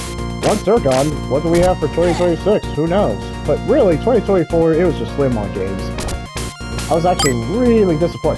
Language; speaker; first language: English; native; English